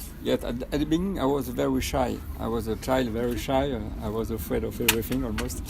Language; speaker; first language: English; non-native, fluent; French